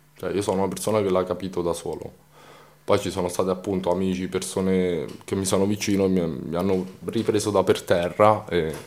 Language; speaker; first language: Italian; early bilingual, other home language; Romanian